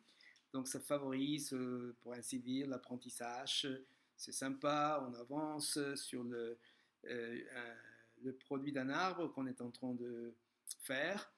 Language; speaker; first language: French; non-native, fluent; Spanish